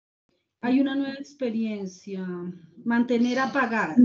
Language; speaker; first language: Spanish; native; Spanish